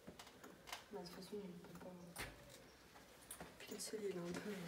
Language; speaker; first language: French; native; French